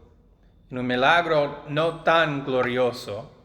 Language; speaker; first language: Spanish; non-native, fluent; English